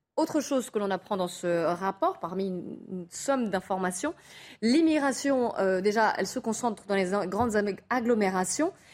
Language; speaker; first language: French; native; French